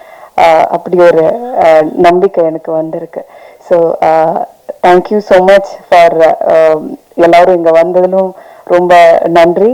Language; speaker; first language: Tamil; non-native, fluent; Malayalam